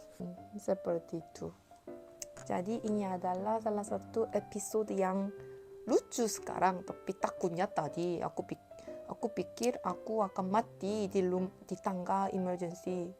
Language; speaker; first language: Indonesian; non-native, learner; Korean